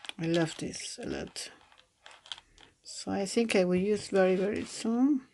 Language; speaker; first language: English; non-native, learner; Spanish